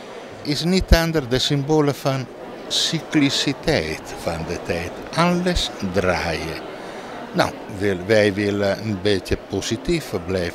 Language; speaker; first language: Dutch; non-native, learner; Italian